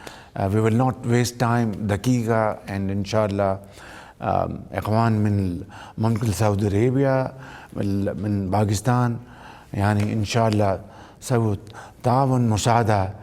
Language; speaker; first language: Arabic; non-native, learner; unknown